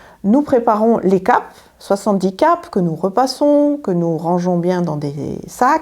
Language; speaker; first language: French; native; French